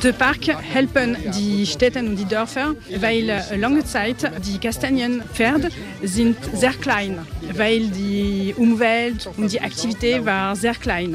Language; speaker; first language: German; non-native, learner; French